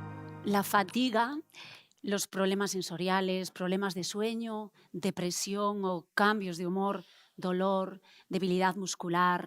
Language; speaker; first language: Spanish; native; Spanish